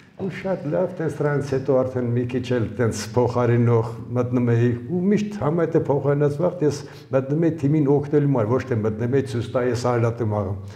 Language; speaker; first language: Armenian; early bilingual, other home language; Ukrainian